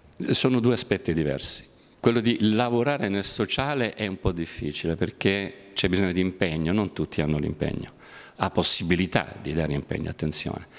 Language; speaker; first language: Italian; native; Italian